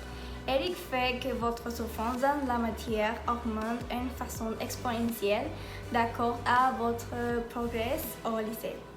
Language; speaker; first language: French; non-native, learner; Spanish